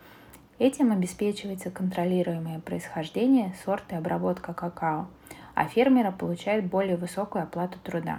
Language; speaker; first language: Russian; native; Russian